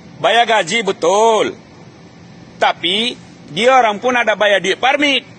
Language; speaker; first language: Malay; non-native, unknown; Bangla